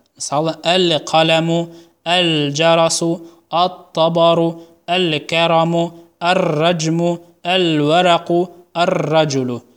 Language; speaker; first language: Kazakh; native; Kazakh